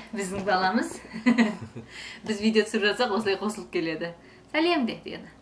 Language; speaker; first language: Kazakh; native; Kazakh